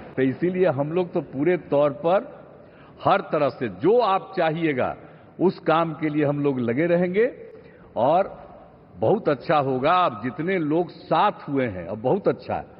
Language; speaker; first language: Hindi; native; Hindi